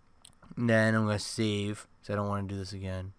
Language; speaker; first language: English; native; English